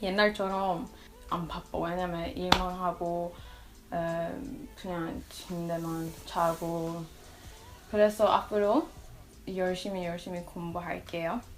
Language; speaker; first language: Korean; non-native, learner; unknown